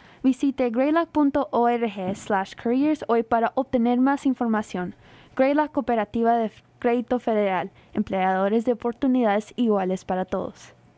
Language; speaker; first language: Spanish; early bilingual, heritage; Spanish